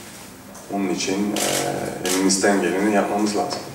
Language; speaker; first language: Turkish; non-native, fluent; Italian